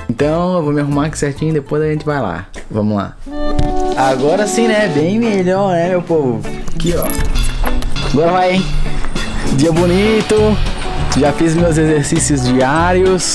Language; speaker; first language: Portuguese; native; Portuguese